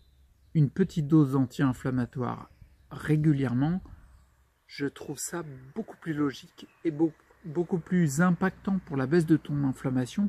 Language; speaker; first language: French; native; French